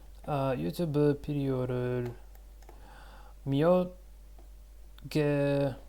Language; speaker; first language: Korean; non-native, learner; Russian